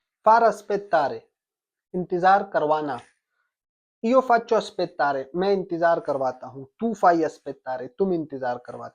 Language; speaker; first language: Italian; non-native, fluent; Urdu